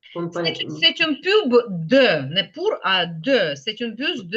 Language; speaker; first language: French; non-native, fluent; Ukrainian